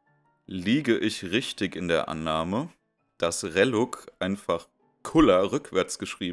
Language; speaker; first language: German; native; German